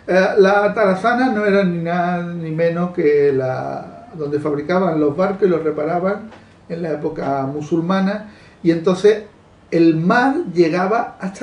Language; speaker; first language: Spanish; native; Spanish